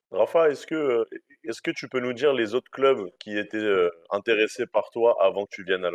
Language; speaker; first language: French; native; French